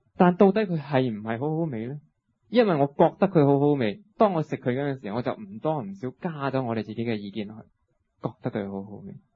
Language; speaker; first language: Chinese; non-native, local second language; Cantonese